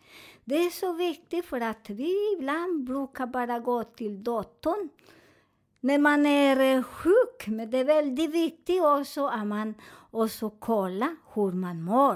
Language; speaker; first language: Swedish; non-native, learner; Spanish